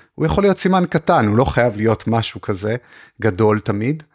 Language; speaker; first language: Hebrew; native; Hebrew